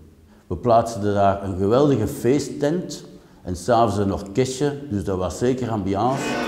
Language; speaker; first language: Dutch; native; Dutch